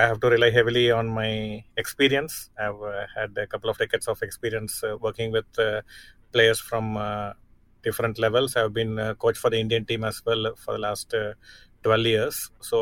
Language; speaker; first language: English; non-native, local second language; Tamil